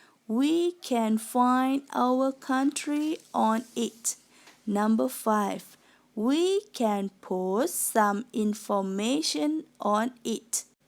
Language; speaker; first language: English; non-native, fluent; Thai